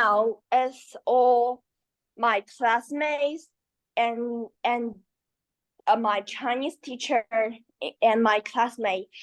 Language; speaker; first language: English; non-native, learner; Chinese